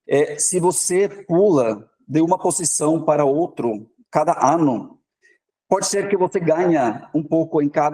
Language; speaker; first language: Portuguese; non-native, fluent; Norwegian